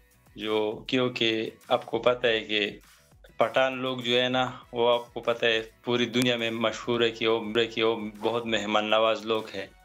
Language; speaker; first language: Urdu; non-native, local second language; Pashto